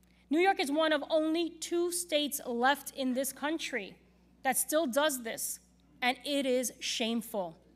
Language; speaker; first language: English; non-native, local second language; Spanish